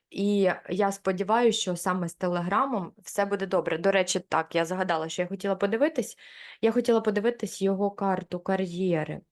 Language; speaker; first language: Ukrainian; non-native, local second language; Russian